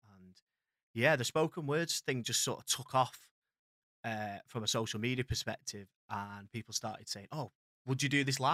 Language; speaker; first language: English; native; English